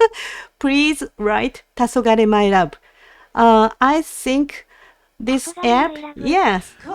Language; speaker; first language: English; non-native, learner; Japanese